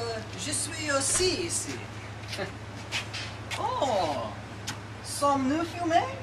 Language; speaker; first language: French; non-native, learner; English